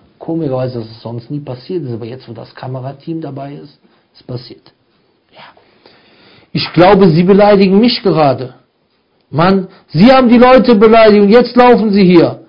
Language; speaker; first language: German; native; German